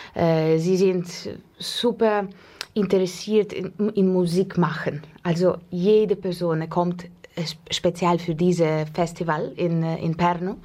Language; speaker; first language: German; non-native, learner; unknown